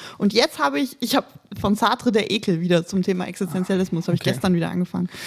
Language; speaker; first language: German; native; German